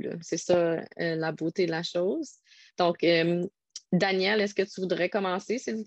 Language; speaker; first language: French; native; French